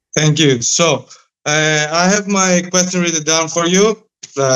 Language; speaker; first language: English; non-native, fluent; Greek